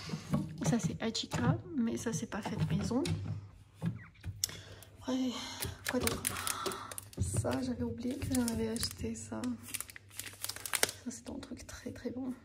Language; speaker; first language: French; non-native, fluent; Armenian